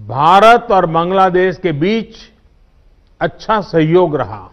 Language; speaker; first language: Hindi; non-native, local second language; Gujarati